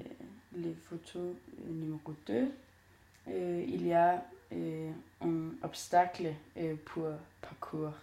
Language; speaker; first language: French; non-native, learner; Danish